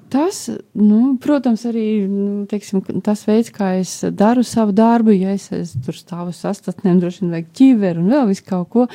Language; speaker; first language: Latvian; native; Latvian